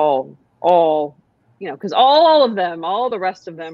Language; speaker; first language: English; native; English